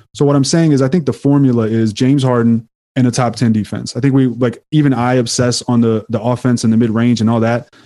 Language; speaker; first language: English; native; English